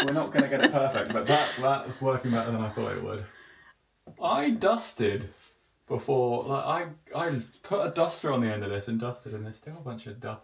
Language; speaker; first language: English; native; English